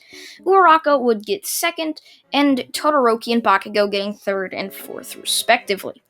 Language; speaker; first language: English; native; English